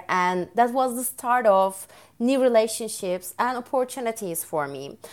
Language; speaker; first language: English; non-native, fluent; Turkish